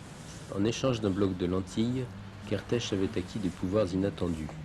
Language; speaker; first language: French; native; French